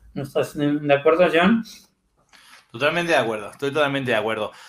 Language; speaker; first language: Spanish; native; Spanish